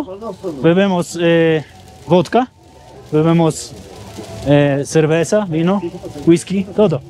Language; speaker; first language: Spanish; non-native, learner; Polish